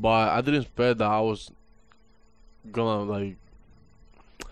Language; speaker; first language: English; non-native, fluent; Spanish